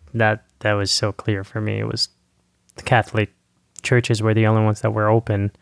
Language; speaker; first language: English; non-native, fluent; Spanish